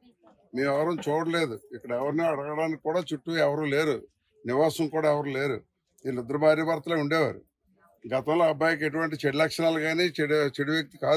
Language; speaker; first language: Telugu; native; Telugu